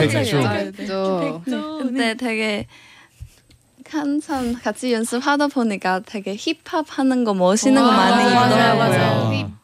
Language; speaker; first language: Korean; non-native, fluent; Cantonese